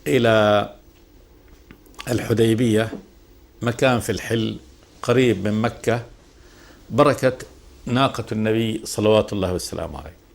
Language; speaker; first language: Arabic; native; Arabic